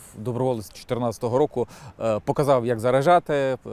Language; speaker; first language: Ukrainian; native; Ukrainian